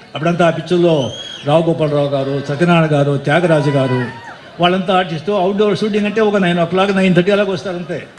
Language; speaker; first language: Telugu; non-native, local second language; Marathi